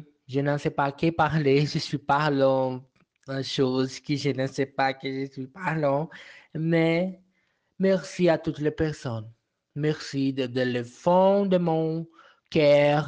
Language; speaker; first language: French; non-native, learner; Portuguese